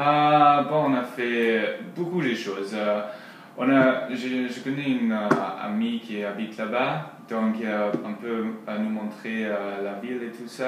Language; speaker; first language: French; non-native, learner; English